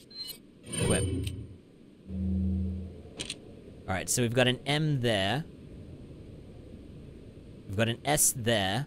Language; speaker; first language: English; native; English